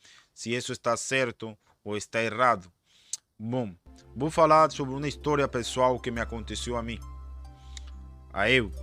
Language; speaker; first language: Portuguese; non-native, fluent; Spanish